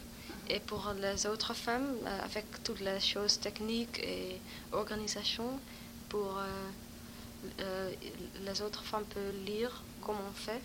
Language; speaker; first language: French; non-native, learner; Dutch